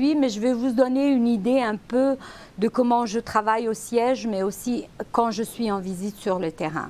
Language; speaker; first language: French; non-native, local second language; Arabic